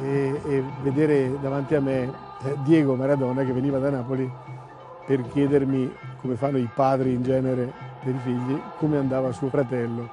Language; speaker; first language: Italian; native; Italian